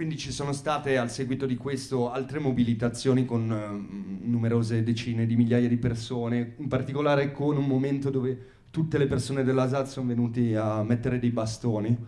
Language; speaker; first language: Italian; native; Italian